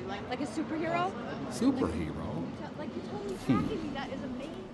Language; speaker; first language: English; native; English